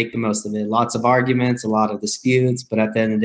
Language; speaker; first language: English; native; English